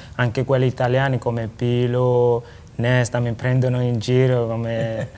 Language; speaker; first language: Italian; non-native, learner; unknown